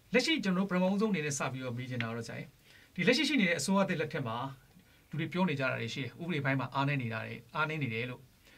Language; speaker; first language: Burmese; native; Burmese